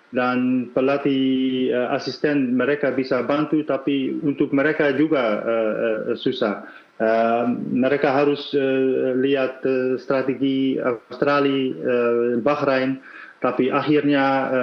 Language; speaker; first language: Indonesian; non-native, fluent; Dutch